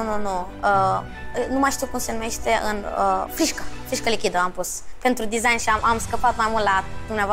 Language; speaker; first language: Romanian; early bilingual, heritage; Romanian